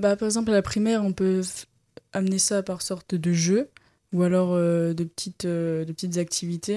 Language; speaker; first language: French; native; French